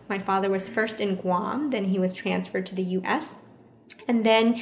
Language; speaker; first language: English; early bilingual, other home language; Vietnamese